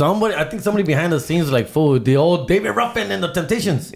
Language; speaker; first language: English; early bilingual, other home language; Spanish